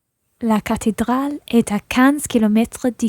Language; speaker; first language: French; non-native, learner; English